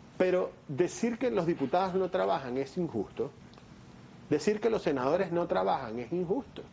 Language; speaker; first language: Spanish; native; Spanish